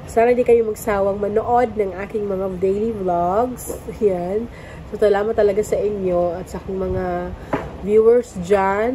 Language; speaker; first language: Filipino; non-native, local second language; Hiligaynon